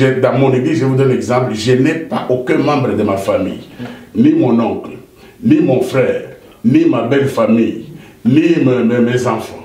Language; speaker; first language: French; non-native, local second language; Lingala